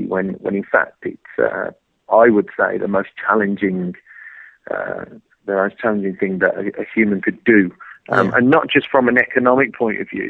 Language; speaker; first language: English; native; English